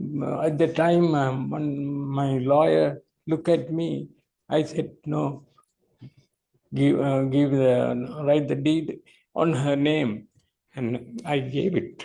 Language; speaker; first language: English; non-native, local second language; Tamil